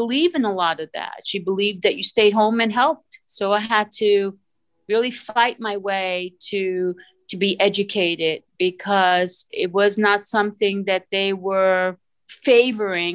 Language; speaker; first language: English; early bilingual, other home language; Italian